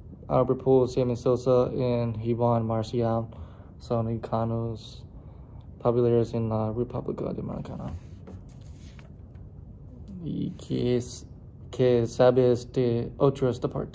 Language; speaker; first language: Spanish; non-native, learner; English